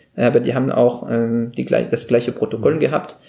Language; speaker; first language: German; non-native, fluent; French